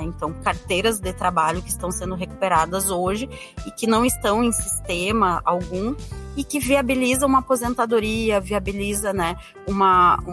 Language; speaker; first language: Portuguese; native; Portuguese